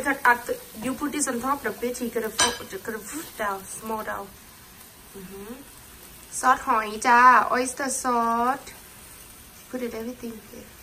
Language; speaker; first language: English; non-native, learner; Thai